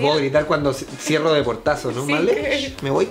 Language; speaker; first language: Spanish; native; Spanish